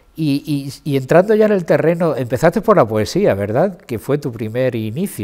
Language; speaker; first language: Spanish; native; Spanish